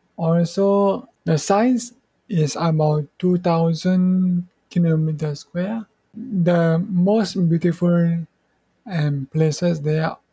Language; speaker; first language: English; non-native, fluent; Morisyen